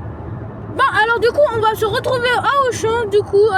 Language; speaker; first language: French; early bilingual, other home language; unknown